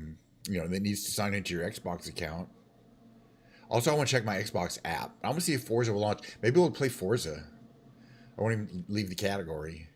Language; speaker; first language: English; native; English